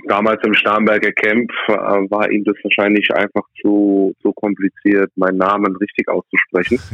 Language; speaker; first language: German; early bilingual, other home language; English